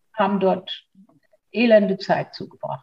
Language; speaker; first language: German; native; German